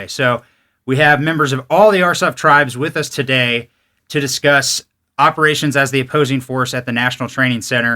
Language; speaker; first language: English; native; English